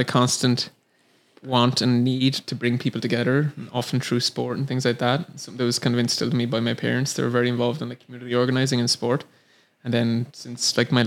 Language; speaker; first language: English; native; English